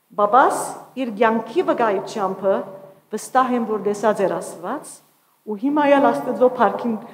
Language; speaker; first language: Armenian; early bilingual, heritage; Armenian